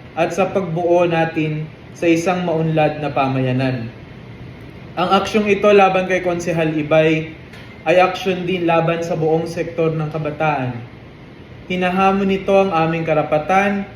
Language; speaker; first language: Filipino; non-native, local second language; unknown